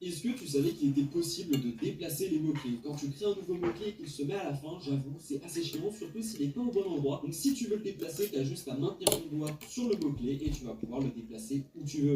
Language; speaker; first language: French; native; French